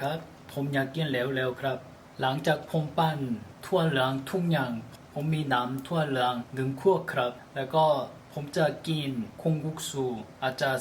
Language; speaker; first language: Thai; non-native, learner; Korean